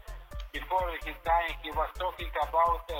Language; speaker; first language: English; non-native, learner; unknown